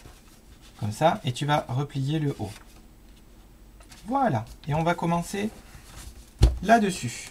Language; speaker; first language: French; native; French